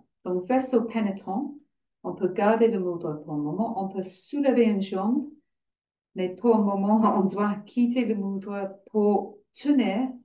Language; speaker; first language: French; non-native, fluent; English